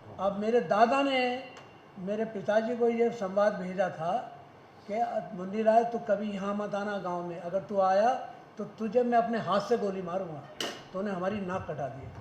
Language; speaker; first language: Hindi; native; Hindi